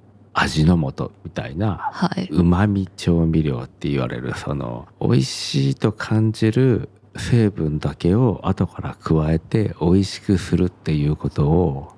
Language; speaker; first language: Japanese; native; Japanese